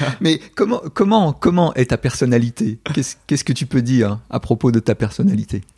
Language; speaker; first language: French; non-native, learner; English